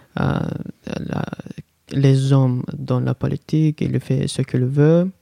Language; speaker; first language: French; non-native, learner; Azerbaijani